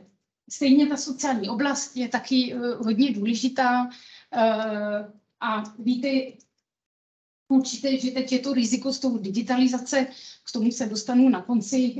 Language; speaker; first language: Czech; non-native, fluent; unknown